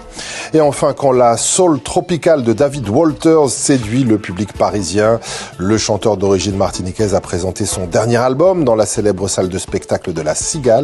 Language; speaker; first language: French; native; French